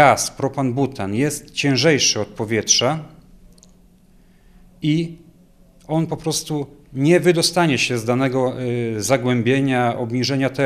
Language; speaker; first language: Polish; native; Polish